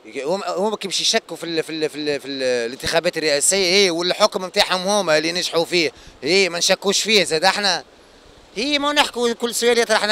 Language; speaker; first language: Arabic; native; Arabic